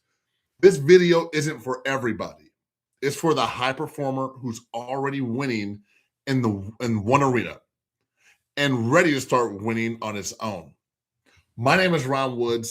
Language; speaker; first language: English; native; English